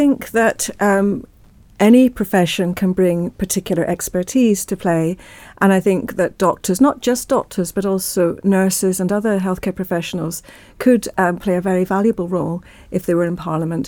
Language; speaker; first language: English; native; English